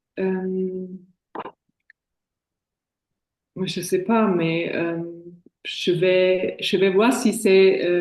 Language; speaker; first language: French; non-native, fluent; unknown